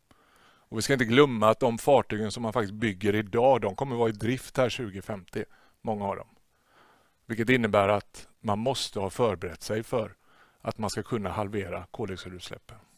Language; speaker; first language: Swedish; native; Swedish